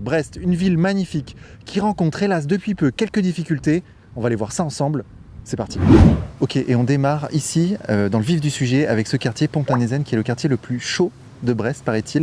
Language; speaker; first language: French; native; French